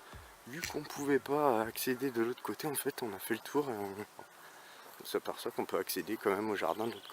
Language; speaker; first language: French; native; French